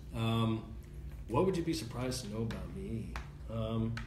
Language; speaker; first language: English; native; English